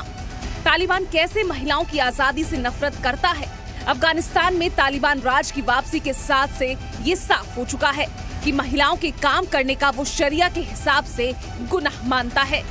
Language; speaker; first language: Hindi; native; Hindi